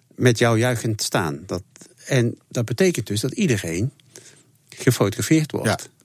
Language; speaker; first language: Dutch; native; Dutch